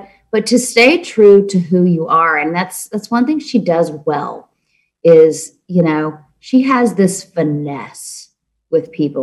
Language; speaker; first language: English; native; English